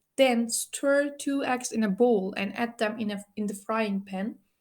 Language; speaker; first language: English; non-native, fluent; Turkish